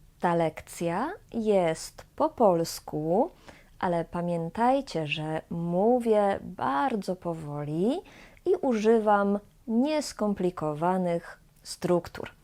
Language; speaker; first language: Polish; native; Polish